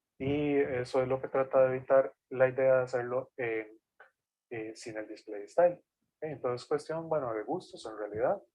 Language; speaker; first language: Spanish; native; Spanish